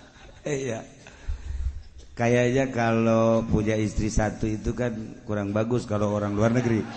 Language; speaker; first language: Indonesian; non-native, local second language; Sundanese